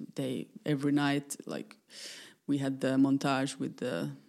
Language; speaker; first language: English; non-native, fluent; Finnish